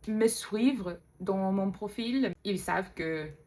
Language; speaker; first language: French; non-native, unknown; Portuguese